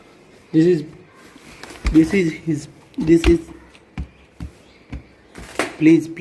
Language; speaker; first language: English; non-native, learner; Hindi